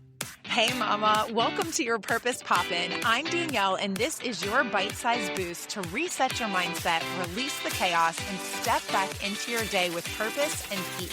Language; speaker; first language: English; native; English